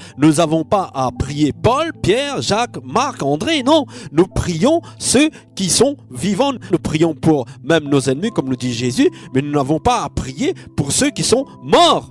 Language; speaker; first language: French; native; French